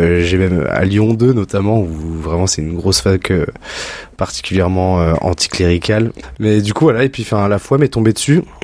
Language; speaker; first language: French; native; French